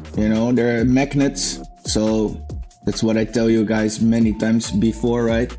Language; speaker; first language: English; non-native, fluent; Dutch